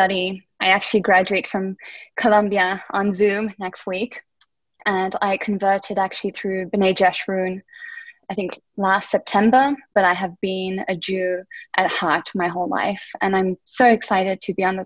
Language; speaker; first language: English; early bilingual, other home language; French